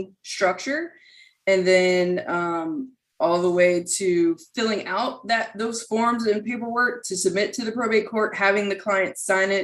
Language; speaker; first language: English; native; English